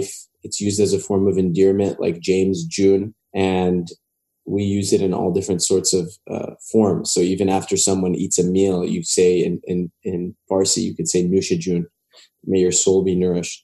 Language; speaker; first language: English; native; English